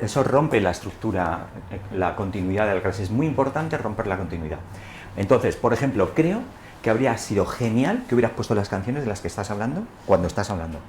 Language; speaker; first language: Spanish; native; Spanish